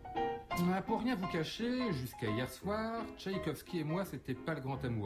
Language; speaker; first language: French; native; French